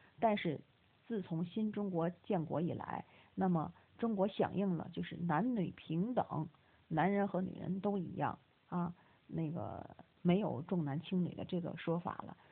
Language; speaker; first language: Chinese; native; Chinese